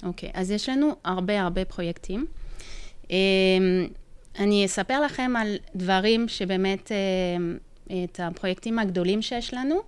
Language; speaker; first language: Hebrew; non-native, fluent; French